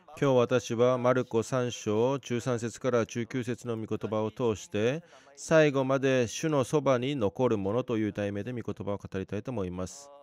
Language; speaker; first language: Japanese; non-native, fluent; Korean